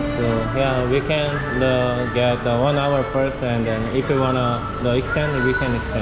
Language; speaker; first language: English; non-native, learner; Korean